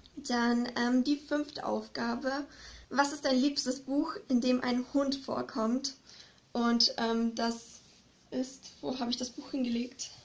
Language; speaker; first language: German; native; German